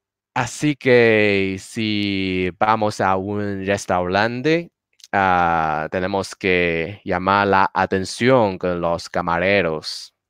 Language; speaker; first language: Spanish; non-native, learner; Chinese